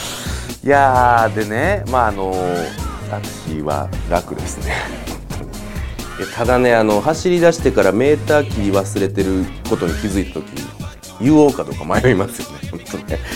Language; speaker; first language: Japanese; native; Japanese